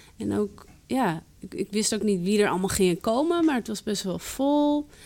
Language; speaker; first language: Dutch; early bilingual, other home language; Arabic